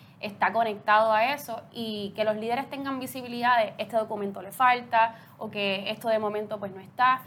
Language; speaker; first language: Spanish; native; Spanish